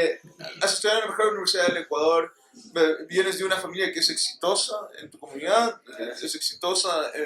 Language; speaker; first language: Spanish; native; Spanish